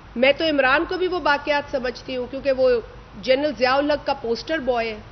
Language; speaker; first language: Urdu; non-native, local second language; Sindhi